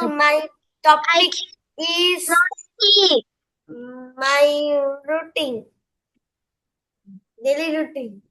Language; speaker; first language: English; non-native, learner; Bangla